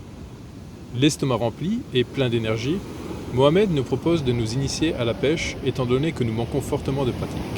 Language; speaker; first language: French; native; French